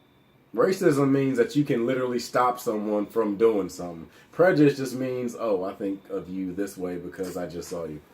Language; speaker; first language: English; native; English